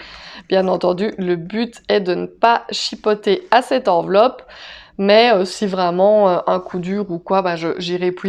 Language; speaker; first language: French; native; French